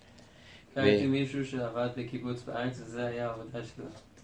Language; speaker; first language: Hebrew; non-native, learner; English